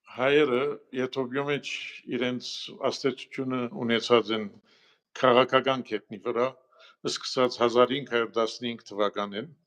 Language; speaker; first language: Armenian; early bilingual, heritage; Armenian